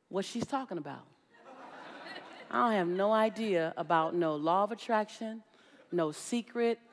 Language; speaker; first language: English; native; English